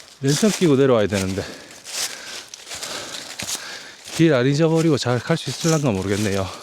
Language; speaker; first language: Korean; native; Korean